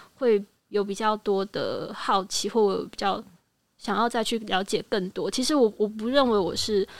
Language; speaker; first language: Chinese; native; Chinese